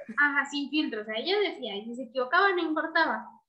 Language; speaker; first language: Spanish; native; Spanish